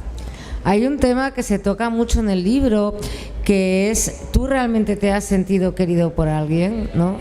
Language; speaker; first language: Spanish; native; Spanish